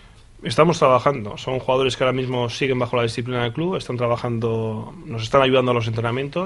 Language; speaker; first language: Spanish; native; Spanish